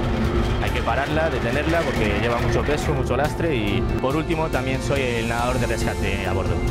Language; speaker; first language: Spanish; native; Spanish